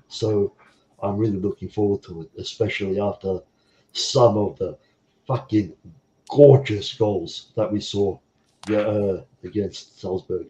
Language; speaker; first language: English; native; English